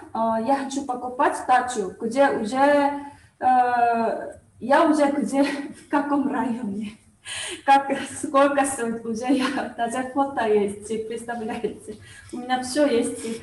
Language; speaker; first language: Russian; non-native, learner; Korean